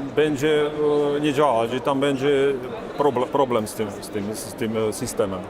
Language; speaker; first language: Polish; non-native, learner; Slovak